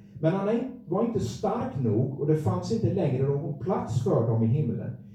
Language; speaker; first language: Swedish; native; Swedish